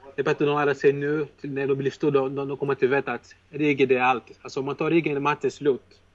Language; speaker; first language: Swedish; non-native, fluent; Portuguese